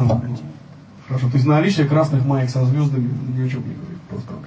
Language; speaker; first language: Russian; native; Russian